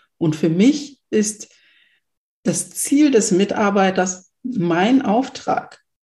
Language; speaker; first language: German; early bilingual, other home language; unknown